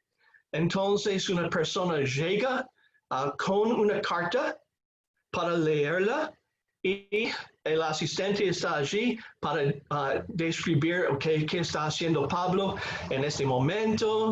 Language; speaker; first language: Spanish; non-native, fluent; English